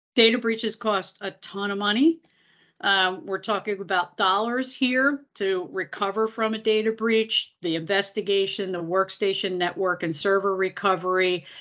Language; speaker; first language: English; native; English